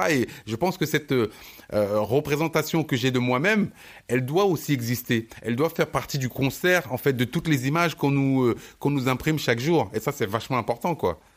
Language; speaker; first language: French; early bilingual, other home language; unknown